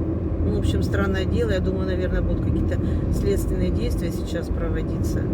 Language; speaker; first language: Russian; native; Russian